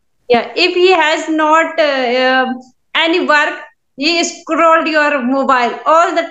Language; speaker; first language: English; non-native, learner; Hindi